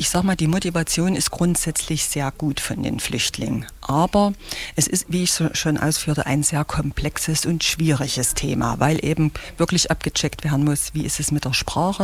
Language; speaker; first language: German; native; German